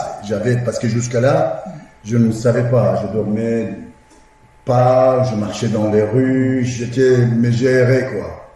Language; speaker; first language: French; non-native, fluent; Persian